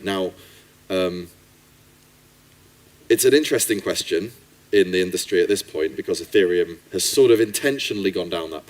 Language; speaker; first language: English; native; English